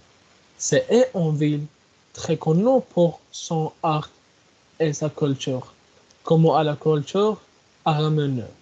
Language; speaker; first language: French; non-native, learner; Arabic